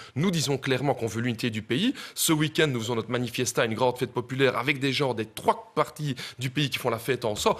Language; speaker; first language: French; native; French